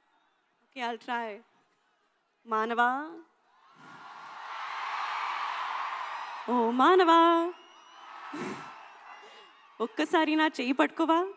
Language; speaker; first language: Telugu; non-native, learner; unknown